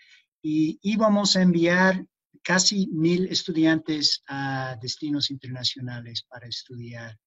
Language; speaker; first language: Spanish; non-native, fluent; English